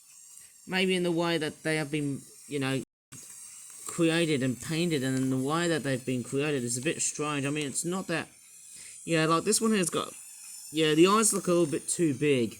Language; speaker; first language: English; native; English